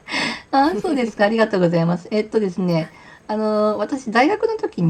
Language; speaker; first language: Japanese; native; Japanese